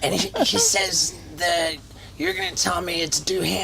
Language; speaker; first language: English; native; English